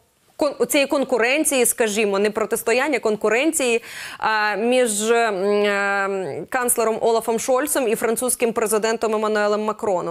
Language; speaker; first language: Ukrainian; native; Ukrainian